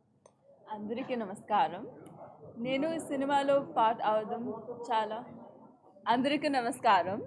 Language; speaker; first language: Telugu; non-native, learner; Hindi